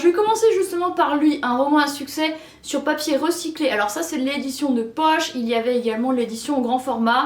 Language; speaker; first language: French; native; French